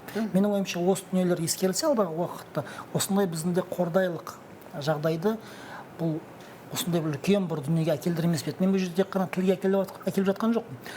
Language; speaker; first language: Kazakh; non-native, local second language; Russian